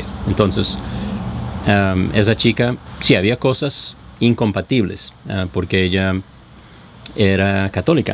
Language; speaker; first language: Spanish; non-native, fluent; English